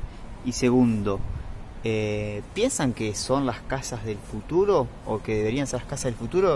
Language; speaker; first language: Spanish; native; Spanish